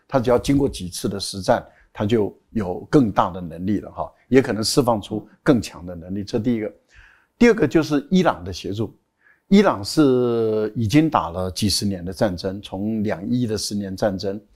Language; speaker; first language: Chinese; native; Chinese